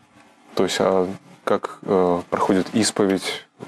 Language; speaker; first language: Russian; native; Russian